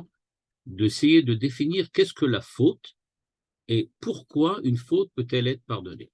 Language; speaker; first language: French; native; French